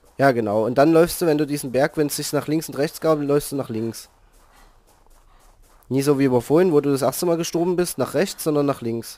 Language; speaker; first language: German; native; German